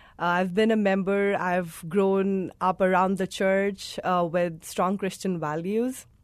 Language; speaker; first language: English; non-native, local second language; Hindi